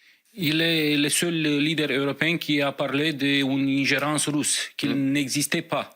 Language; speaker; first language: French; non-native, fluent; Romanian